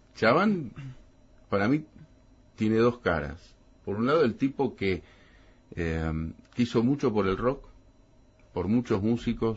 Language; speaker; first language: Spanish; native; Spanish